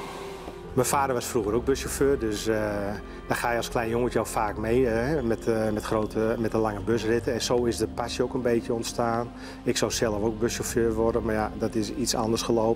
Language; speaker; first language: Dutch; native; Dutch